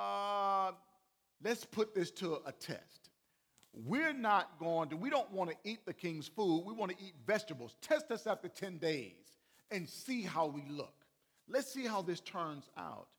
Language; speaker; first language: English; native; English